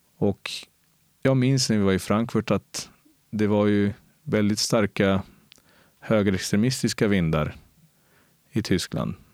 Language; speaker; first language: Swedish; early bilingual, other home language; Spanish